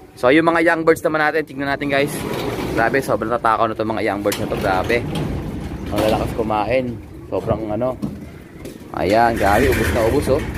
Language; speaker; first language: Filipino; native; Filipino